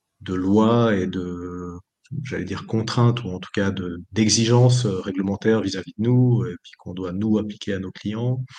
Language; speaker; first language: French; native; French